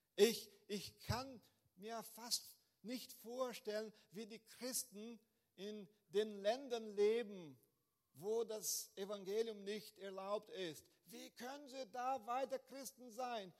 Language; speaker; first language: German; non-native, fluent; Portuguese